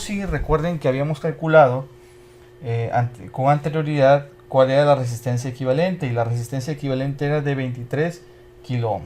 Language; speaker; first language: Spanish; native; Spanish